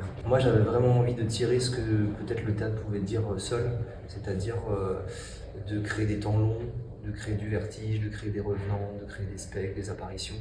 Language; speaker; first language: French; native; French